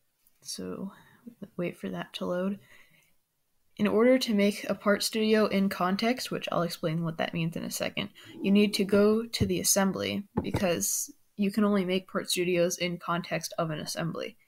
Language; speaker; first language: English; native; English